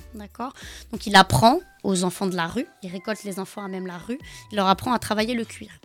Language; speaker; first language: French; native; French